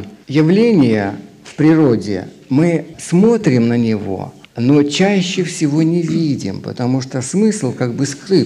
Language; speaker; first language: Russian; native; Russian